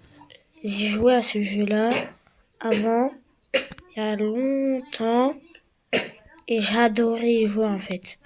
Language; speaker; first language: French; native; French